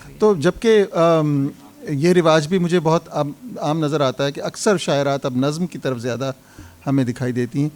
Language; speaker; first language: Urdu; native; Urdu